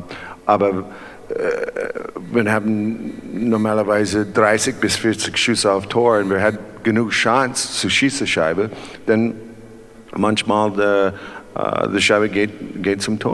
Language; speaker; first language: German; non-native, learner; English